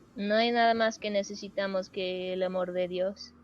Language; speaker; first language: Spanish; non-native, fluent; English